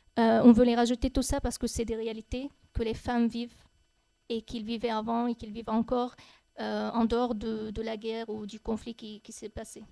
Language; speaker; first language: French; non-native, fluent; Arabic